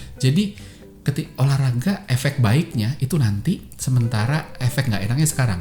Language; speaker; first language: Indonesian; native; Indonesian